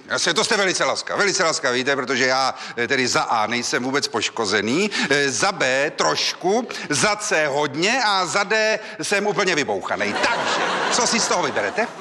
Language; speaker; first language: Czech; native; Czech